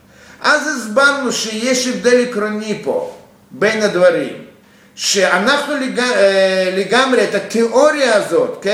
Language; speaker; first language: Hebrew; non-native, fluent; Russian